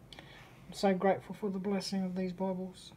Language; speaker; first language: English; native; English